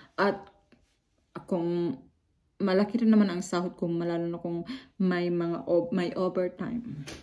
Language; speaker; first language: Filipino; non-native, local second language; Iloko